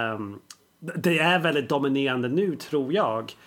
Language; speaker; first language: Swedish; non-native, fluent; English